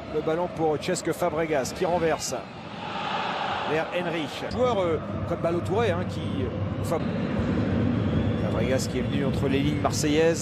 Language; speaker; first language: French; native; French